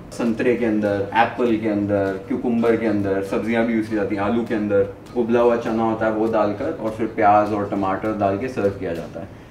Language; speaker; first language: Hindi; non-native, local second language; Punjabi